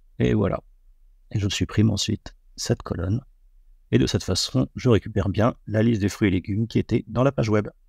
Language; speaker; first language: French; native; French